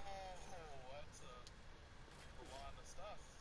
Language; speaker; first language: English; native; English